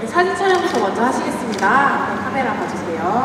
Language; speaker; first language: Thai; native; Thai